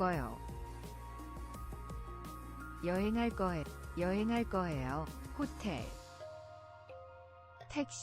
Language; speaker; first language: Korean; non-native, learner; English